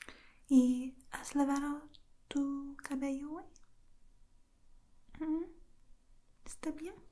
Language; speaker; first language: Spanish; non-native, learner; English